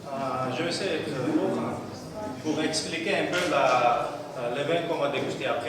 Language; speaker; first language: French; non-native, fluent; Georgian